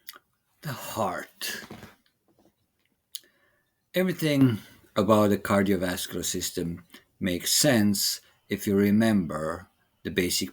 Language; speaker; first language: English; non-native, fluent; Serbian